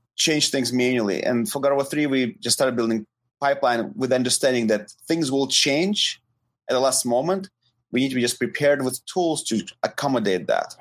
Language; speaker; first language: English; non-native, fluent; Ukrainian